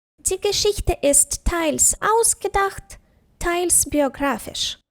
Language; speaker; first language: German; non-native, fluent; Ukrainian